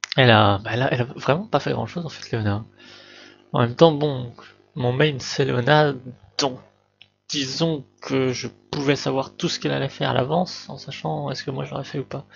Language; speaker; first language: French; native; French